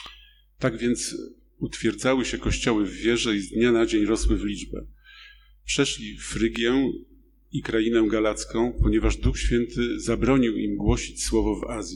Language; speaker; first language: Polish; native; Polish